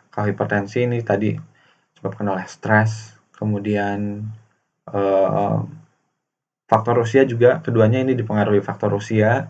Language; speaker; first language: Indonesian; native; Indonesian